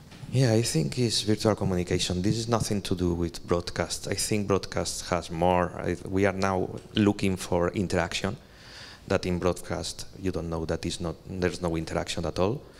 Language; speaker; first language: English; non-native, fluent; Spanish